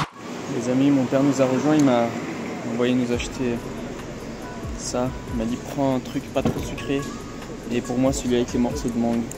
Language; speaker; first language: French; native; French